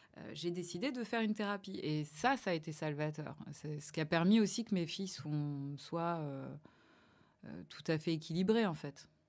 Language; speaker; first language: French; native; French